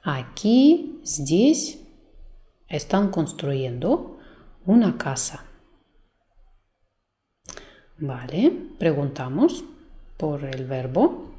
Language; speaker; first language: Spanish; non-native, fluent; Russian